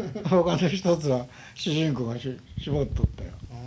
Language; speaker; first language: Japanese; native; Japanese